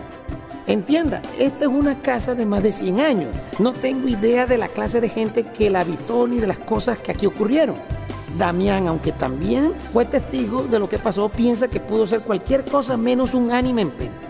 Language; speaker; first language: Spanish; native; Spanish